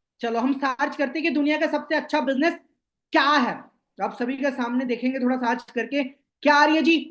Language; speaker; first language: Hindi; non-native, local second language; Bangla